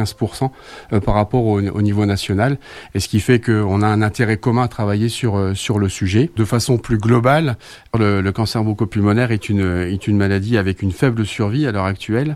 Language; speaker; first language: French; native; French